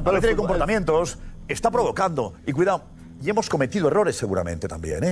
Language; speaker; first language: Spanish; native; Spanish